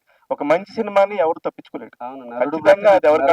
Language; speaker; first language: Telugu; native; Telugu